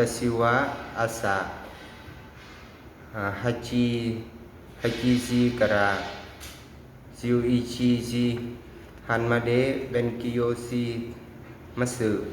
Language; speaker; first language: Japanese; non-native, learner; Vietnamese